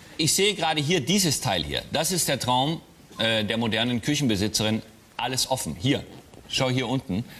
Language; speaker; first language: German; native; German